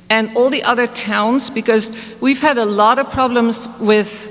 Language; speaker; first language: English; non-native, fluent; Dutch